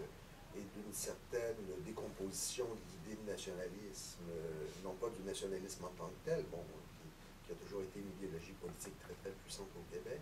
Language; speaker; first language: French; native; French